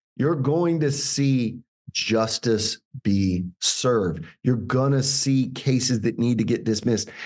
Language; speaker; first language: English; native; English